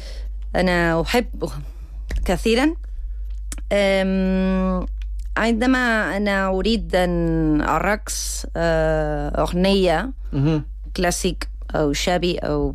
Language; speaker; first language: Arabic; non-native, learner; Spanish